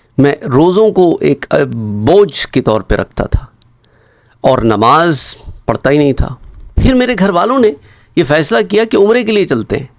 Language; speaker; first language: Urdu; native; Urdu